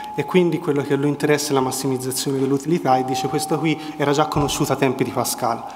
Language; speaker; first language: Italian; native; Italian